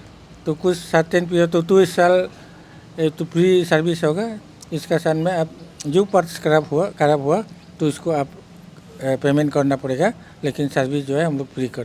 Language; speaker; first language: Hindi; non-native, local second language; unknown